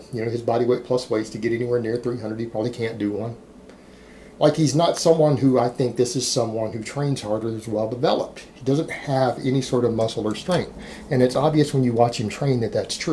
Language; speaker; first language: English; native; English